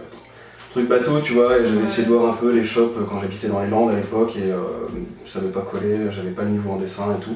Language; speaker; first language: French; native; French